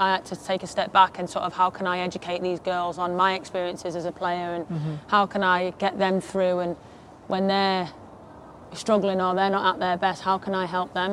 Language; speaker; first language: English; native; English